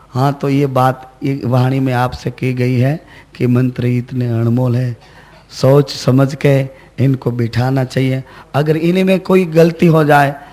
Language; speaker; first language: Hindi; non-native, local second language; Gujarati